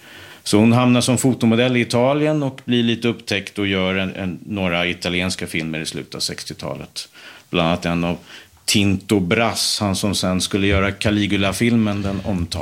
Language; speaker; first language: Swedish; native; Swedish